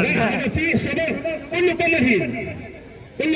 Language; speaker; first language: Arabic; non-native, learner; Hindi